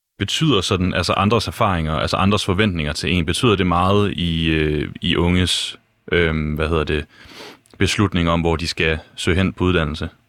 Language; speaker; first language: Danish; native; Danish